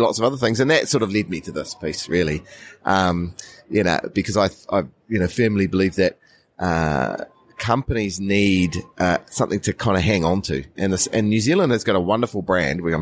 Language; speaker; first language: English; native; English